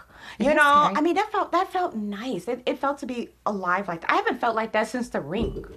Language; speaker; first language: English; native; English